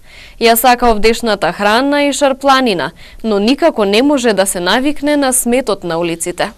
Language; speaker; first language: Macedonian; native; Macedonian